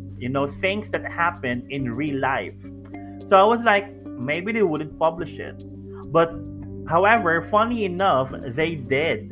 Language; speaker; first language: English; non-native, local second language; Cebuano